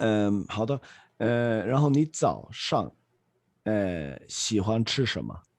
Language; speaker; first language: Chinese; non-native, fluent; Swedish